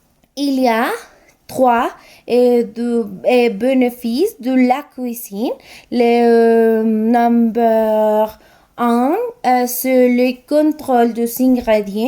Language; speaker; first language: French; non-native, learner; Spanish